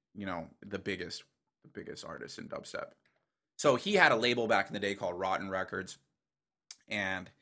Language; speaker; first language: English; native; English